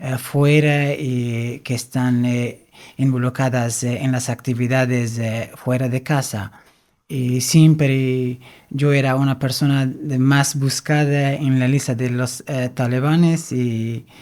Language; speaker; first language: Spanish; non-native, fluent; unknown